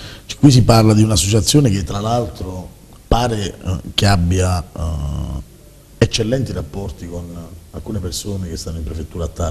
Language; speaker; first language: Italian; native; Italian